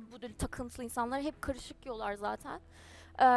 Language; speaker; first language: Turkish; non-native, fluent; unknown